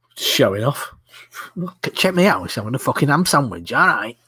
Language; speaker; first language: English; native; English